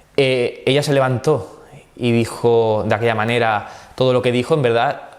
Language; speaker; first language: Spanish; native; Spanish